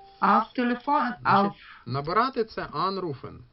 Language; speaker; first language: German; non-native, fluent; Ukrainian